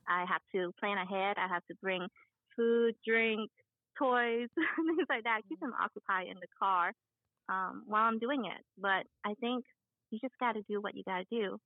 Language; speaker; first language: English; early bilingual, other home language; Vietnamese